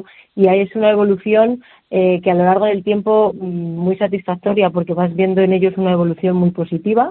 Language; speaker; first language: Spanish; native; Spanish